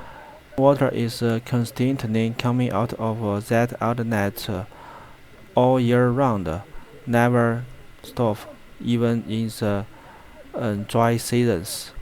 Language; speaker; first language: English; non-native, fluent; Chinese